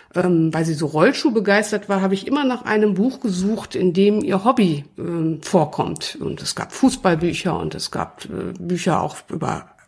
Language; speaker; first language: German; native; German